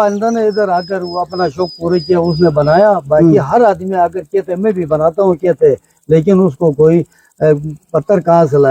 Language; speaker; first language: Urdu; non-native, local second language; Shina